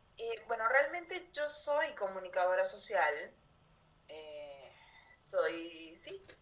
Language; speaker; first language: Spanish; native; Spanish